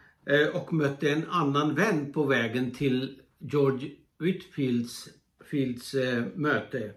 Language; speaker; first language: Swedish; non-native, fluent; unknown